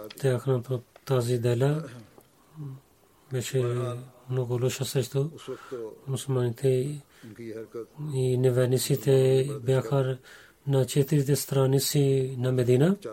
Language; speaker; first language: Bulgarian; non-native, learner; Urdu